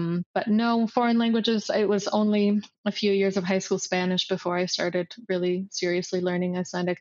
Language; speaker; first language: English; native; English